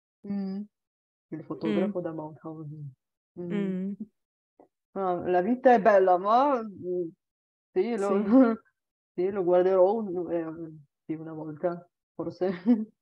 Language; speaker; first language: Italian; non-native, learner; Bulgarian